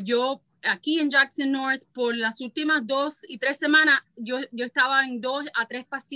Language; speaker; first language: Spanish; early bilingual, heritage; Spanish